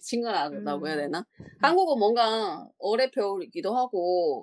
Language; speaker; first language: Korean; non-native, fluent; Chinese